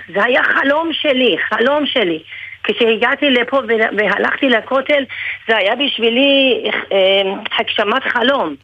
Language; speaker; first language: Hebrew; non-native, fluent; Persian